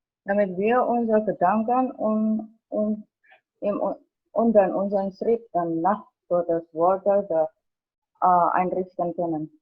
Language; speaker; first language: German; non-native, learner; Indonesian